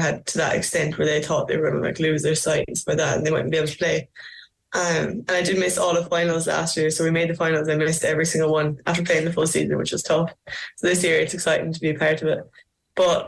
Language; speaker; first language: English; native; English